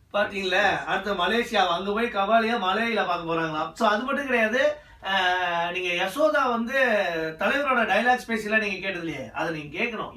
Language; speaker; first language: Tamil; native; Tamil